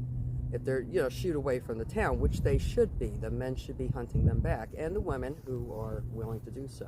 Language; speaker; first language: English; native; English